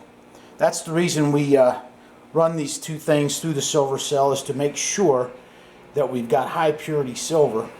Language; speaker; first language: English; native; English